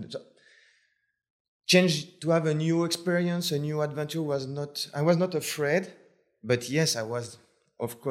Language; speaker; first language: English; non-native, fluent; French